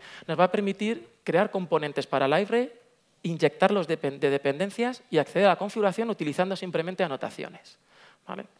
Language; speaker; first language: Spanish; native; Spanish